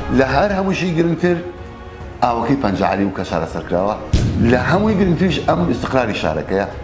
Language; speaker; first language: Central Kurdish; native; Central Kurdish